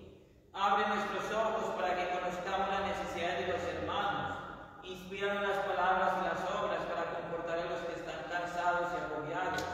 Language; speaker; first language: Spanish; native; Spanish